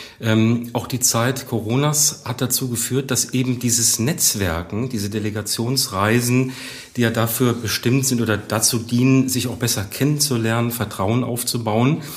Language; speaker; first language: German; native; German